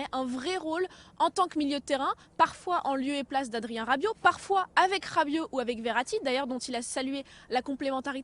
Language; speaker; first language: French; native; French